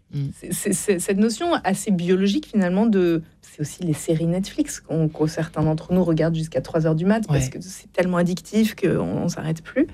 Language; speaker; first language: French; native; French